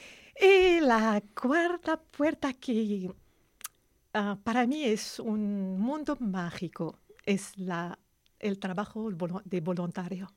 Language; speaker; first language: Spanish; non-native, learner; Arabic